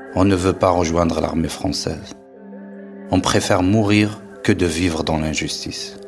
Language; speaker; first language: French; non-native, local second language; Kabyle